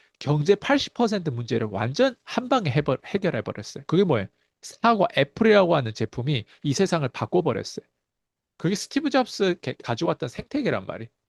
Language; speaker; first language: Korean; early bilingual, heritage; Korean